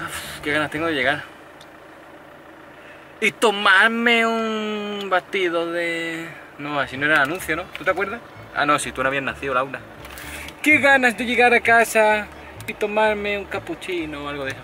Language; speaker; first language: Spanish; native; Spanish